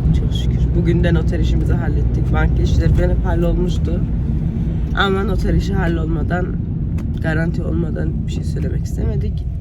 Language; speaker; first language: Turkish; early bilingual, heritage; Turkish